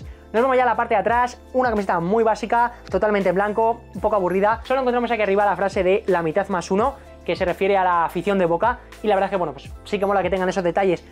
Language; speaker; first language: Spanish; native; Spanish